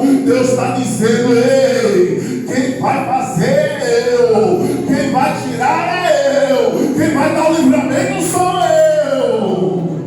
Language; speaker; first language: Portuguese; native; Portuguese